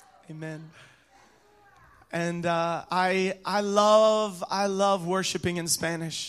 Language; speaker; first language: English; native; English